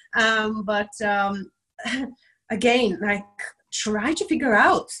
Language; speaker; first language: English; non-native, fluent; Bulgarian